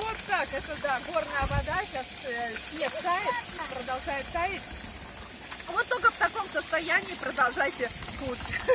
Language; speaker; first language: Russian; native; Russian